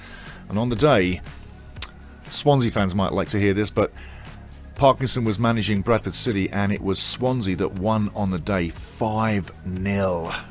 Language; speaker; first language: English; native; English